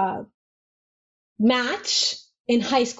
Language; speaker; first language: English; non-native, fluent; Arabic